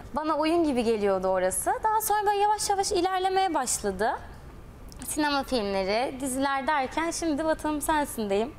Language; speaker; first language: Turkish; native; Turkish